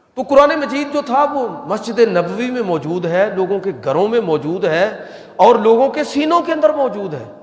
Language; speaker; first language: Urdu; non-native, local second language; Punjabi